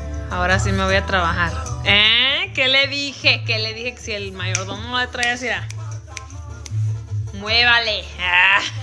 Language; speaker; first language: Spanish; native; Spanish